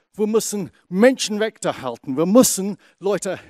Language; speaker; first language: German; non-native, fluent; English